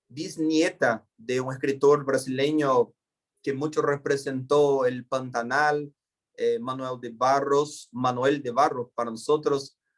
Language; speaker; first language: Spanish; non-native, fluent; Portuguese